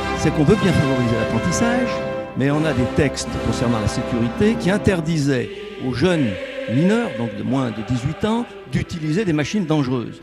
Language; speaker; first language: French; native; French